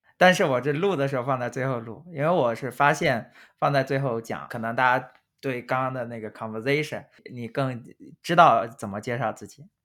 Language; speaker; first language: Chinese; native; Chinese